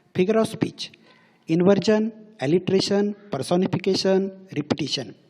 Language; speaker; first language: English; non-native, local second language; Marathi